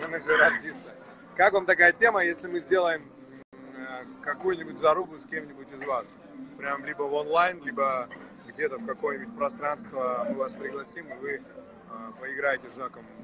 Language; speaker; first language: Russian; native; Russian